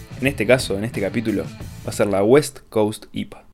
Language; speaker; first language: Spanish; native; Spanish